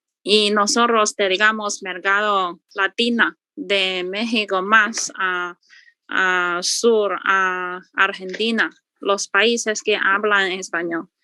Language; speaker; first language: Spanish; non-native, learner; Chinese